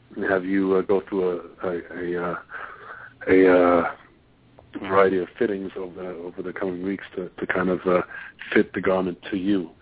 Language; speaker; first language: English; non-native, fluent; German